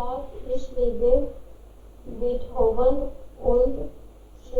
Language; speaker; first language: German; non-native, learner; Hindi